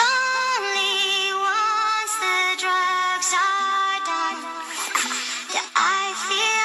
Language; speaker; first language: English; native; English